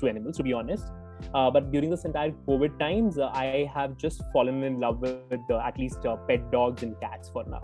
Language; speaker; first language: English; non-native, local second language; Hindi